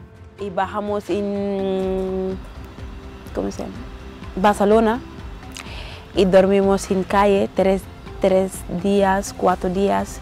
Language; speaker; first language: Spanish; non-native, learner; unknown